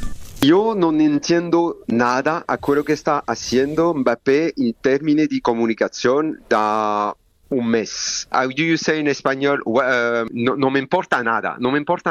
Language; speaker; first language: Spanish; non-native, learner; French